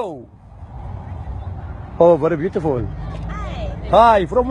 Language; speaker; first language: English; non-native, learner; Arabic